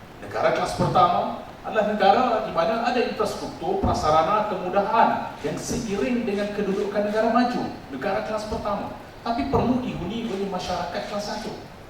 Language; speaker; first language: Malay; non-native, local second language; Tamil